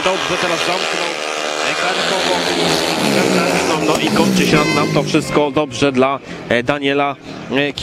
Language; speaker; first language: Polish; native; Polish